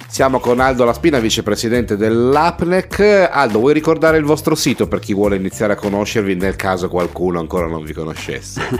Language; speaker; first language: Italian; native; Italian